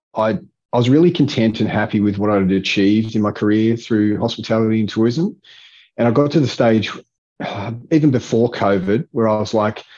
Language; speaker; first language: English; native; English